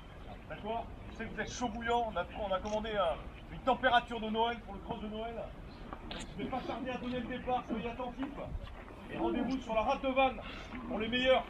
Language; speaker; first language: French; native; French